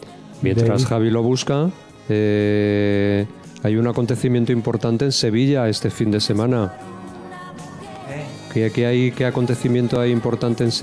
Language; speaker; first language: Spanish; native; Spanish